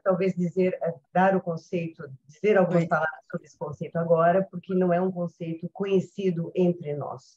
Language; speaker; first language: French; non-native, fluent; Portuguese